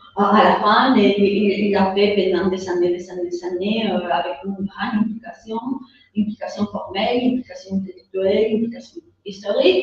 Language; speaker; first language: French; non-native, fluent; Spanish